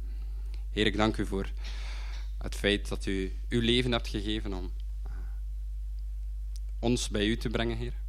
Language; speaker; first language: Dutch; native; Dutch